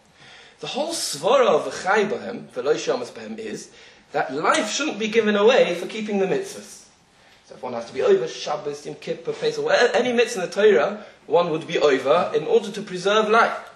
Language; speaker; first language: English; native; English